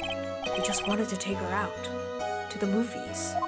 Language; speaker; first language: English; native; English